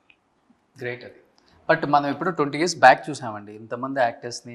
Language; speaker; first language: Telugu; native; Telugu